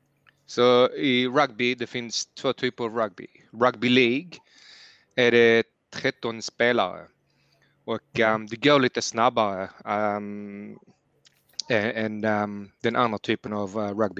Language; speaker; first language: Swedish; early bilingual, heritage; Swedish